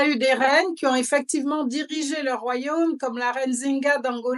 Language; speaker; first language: French; native; French